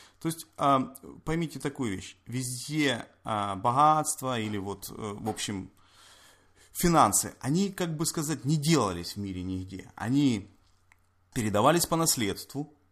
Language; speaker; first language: Russian; native; Russian